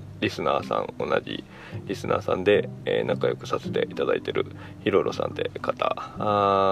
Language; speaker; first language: Japanese; native; Japanese